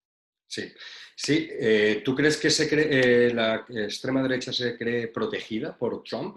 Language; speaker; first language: Spanish; native; Spanish